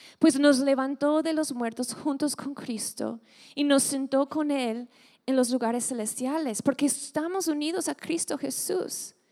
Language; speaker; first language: Spanish; non-native, fluent; English